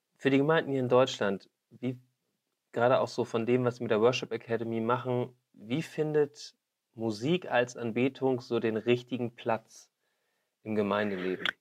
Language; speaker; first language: German; native; German